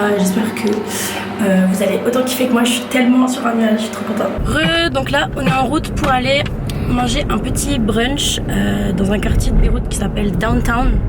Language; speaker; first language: French; native; French